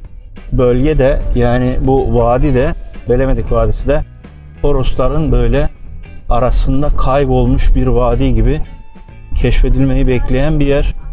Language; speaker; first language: Turkish; native; Turkish